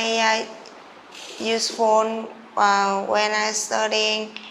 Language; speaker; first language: English; non-native, learner; Vietnamese